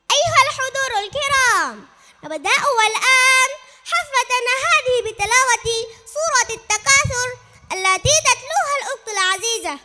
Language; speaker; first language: Arabic; non-native, learner; Bangla